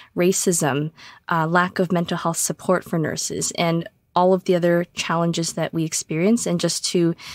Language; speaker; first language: English; native; English